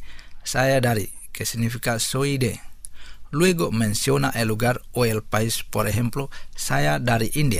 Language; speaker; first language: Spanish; non-native, fluent; Indonesian